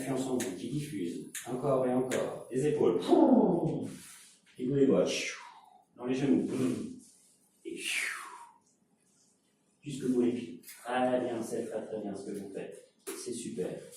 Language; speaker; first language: French; native; French